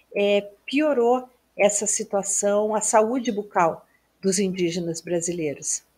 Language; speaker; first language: Portuguese; native; Portuguese